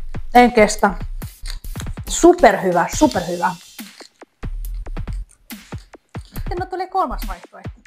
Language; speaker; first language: Finnish; non-native, learner; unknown